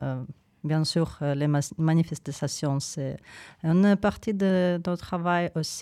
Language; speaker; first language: French; non-native, fluent; Ukrainian